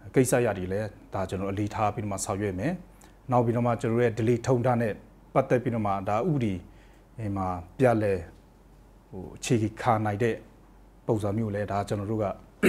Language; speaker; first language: Burmese; non-native, local second language; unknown